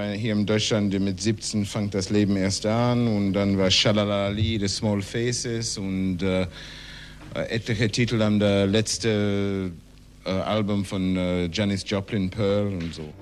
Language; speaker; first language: German; non-native, learner; English